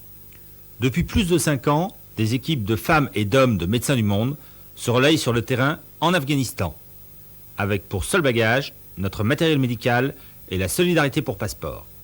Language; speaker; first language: French; native; French